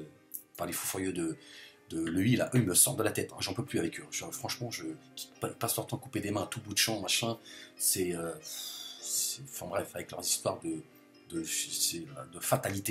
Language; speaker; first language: French; native; French